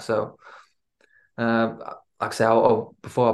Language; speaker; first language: English; native; English